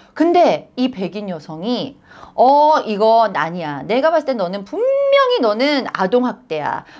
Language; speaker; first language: Korean; native; Korean